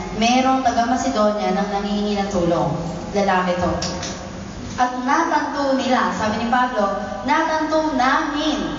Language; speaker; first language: Filipino; native; Filipino